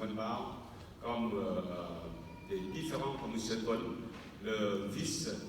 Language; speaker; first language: French; non-native, fluent; Vietnamese